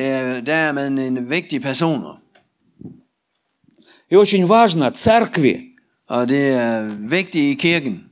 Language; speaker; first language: Danish; non-native, learner; Russian